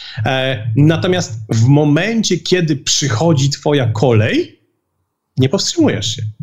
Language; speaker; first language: Polish; native; Polish